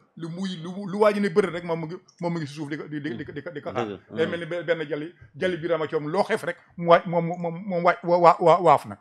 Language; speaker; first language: Wolof; native; Wolof